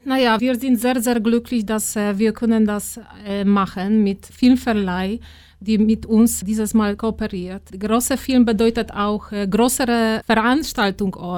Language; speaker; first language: German; non-native, fluent; Polish